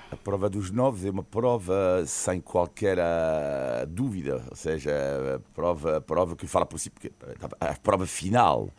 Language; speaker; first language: Portuguese; non-native, fluent; French